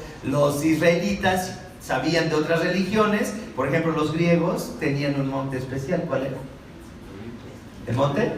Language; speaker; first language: Spanish; native; Spanish